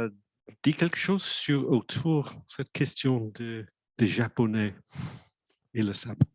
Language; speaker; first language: French; non-native, fluent; English